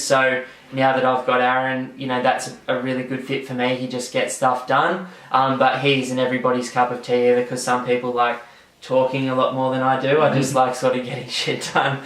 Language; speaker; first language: English; native; English